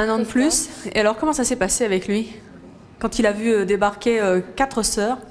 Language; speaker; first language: French; native; French